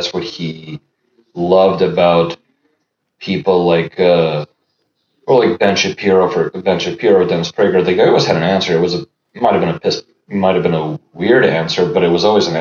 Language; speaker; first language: English; early bilingual, other home language; Russian